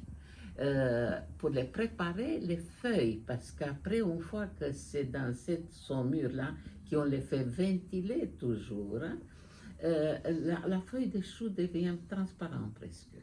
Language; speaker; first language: French; non-native, fluent; Romanian